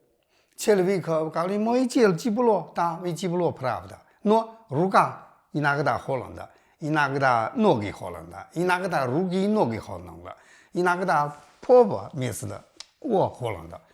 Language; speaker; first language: Russian; non-native, learner; Chinese